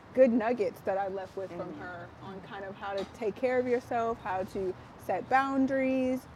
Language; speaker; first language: English; native; English